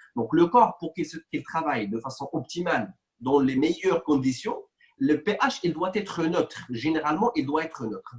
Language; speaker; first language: French; non-native, local second language; Arabic